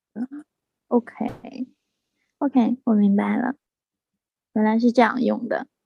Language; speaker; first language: Chinese; native; Chinese